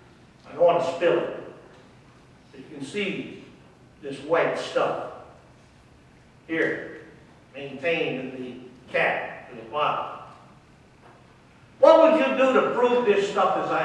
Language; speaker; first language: English; native; English